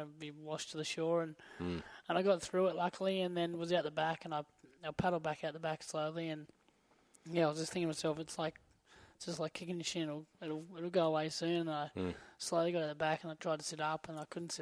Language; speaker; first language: English; native; English